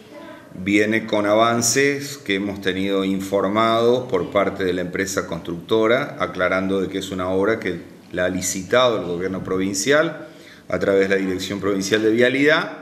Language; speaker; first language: Spanish; native; Spanish